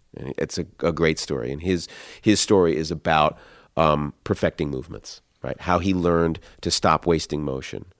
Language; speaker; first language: English; native; English